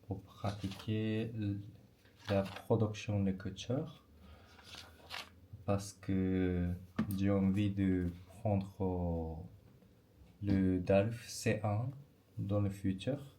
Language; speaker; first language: French; non-native, learner; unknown